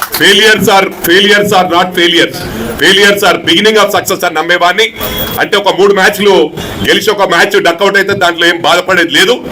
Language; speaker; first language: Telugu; non-native, local second language; Tamil